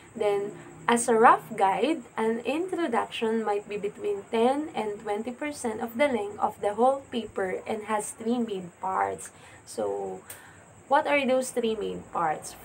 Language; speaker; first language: English; non-native, local second language; Filipino